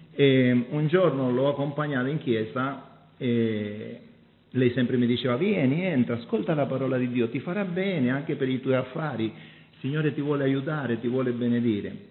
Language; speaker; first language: Italian; early bilingual, heritage; Italian